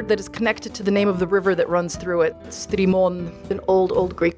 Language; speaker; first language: English; early bilingual, other home language; Macedonian